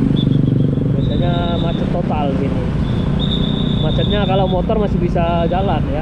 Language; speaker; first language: Indonesian; native; Indonesian